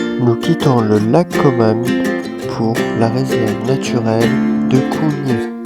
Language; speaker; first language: French; native; French